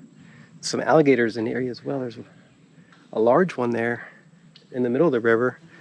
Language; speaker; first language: English; native; English